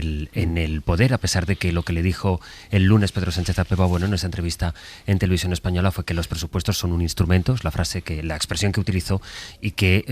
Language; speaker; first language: Spanish; native; Spanish